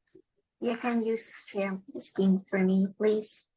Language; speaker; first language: English; non-native, learner; Lao